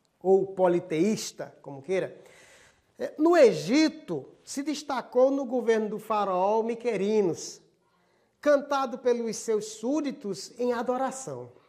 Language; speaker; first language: Portuguese; native; Portuguese